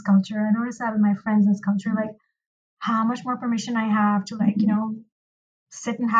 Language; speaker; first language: English; non-native, local second language; Urdu